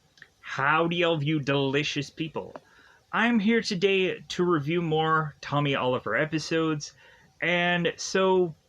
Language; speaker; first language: English; native; English